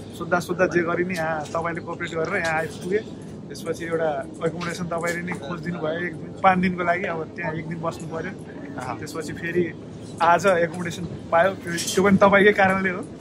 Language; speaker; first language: Nepali; non-native, local second language; Maithili